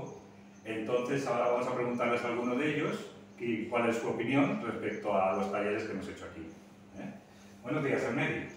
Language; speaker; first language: Spanish; native; Spanish